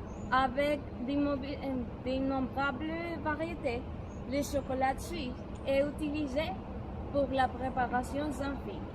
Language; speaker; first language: French; non-native, learner; Spanish